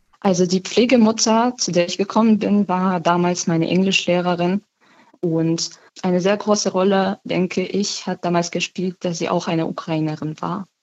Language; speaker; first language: German; non-native, fluent; Ukrainian